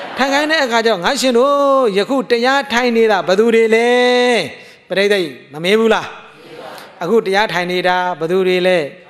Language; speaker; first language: Burmese; native; Burmese